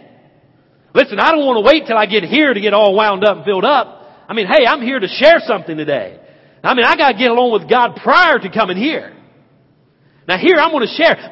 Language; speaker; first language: English; native; English